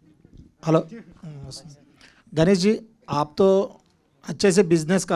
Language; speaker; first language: Hindi; non-native, local second language; Telugu